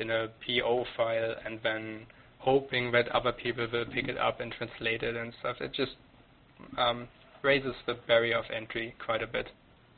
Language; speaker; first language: English; non-native, fluent; German